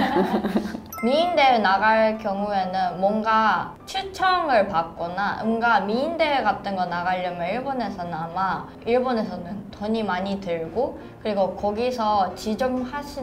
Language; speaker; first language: Korean; non-native, fluent; Japanese